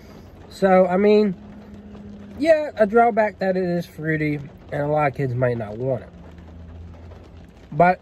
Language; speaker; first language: English; native; English